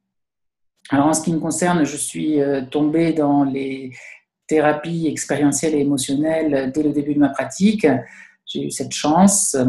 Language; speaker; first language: French; native; French